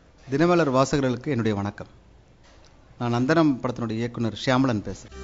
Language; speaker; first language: Tamil; native; Tamil